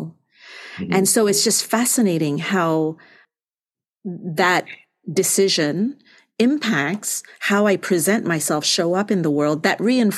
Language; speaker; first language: English; non-native, local second language; Malay